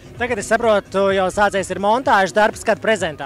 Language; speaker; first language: Latvian; native; Latvian